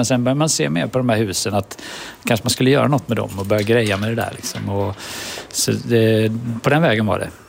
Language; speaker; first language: Swedish; native; Swedish